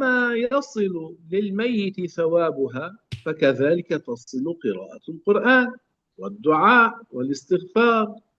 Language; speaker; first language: Arabic; native; Arabic